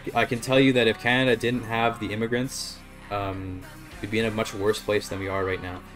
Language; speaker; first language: English; native; English